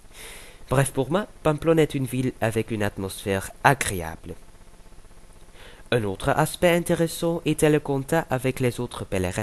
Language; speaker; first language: French; non-native, fluent; Dutch